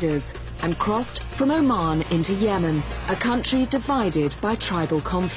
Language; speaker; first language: English; native; English